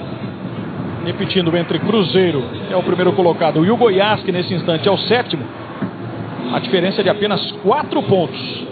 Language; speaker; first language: Portuguese; native; Portuguese